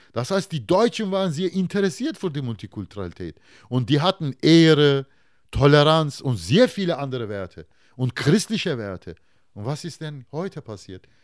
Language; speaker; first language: German; non-native, fluent; Turkish